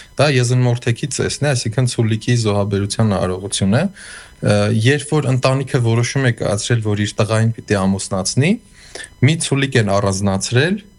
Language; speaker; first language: Armenian; native; Armenian